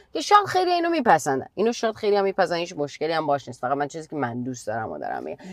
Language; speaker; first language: Persian; native; Persian